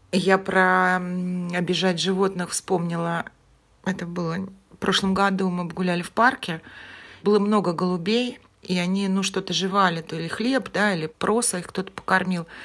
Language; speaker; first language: Russian; native; Russian